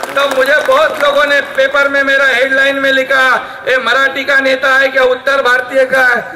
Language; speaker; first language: Hindi; non-native, local second language; Marathi